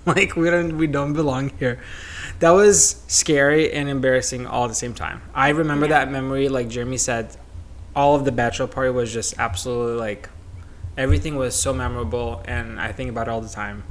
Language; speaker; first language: English; non-native, fluent; Lithuanian